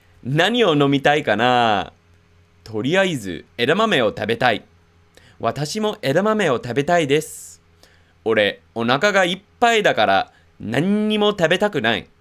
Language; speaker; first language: Japanese; non-native, fluent; English